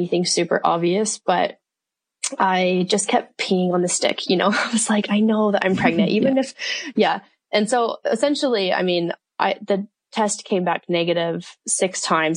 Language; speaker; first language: English; native; English